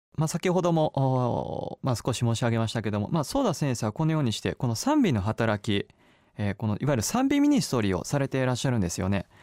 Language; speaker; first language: Japanese; native; Japanese